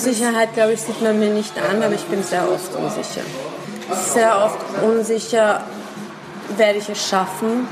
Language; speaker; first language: German; early bilingual, other home language; Persian